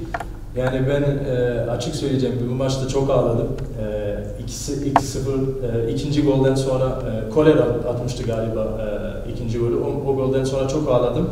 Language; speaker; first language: Turkish; early bilingual, heritage; Turkish